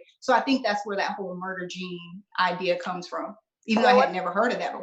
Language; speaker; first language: English; native; English